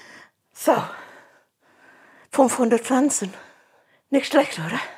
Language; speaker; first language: German; non-native, fluent; English